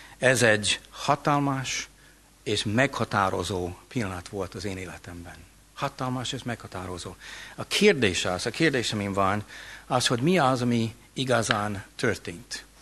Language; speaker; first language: Hungarian; non-native, fluent; English